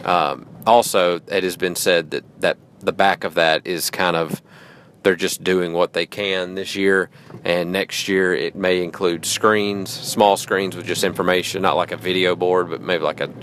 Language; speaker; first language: English; native; English